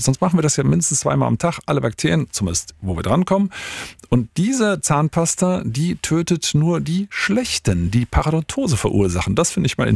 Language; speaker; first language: German; native; German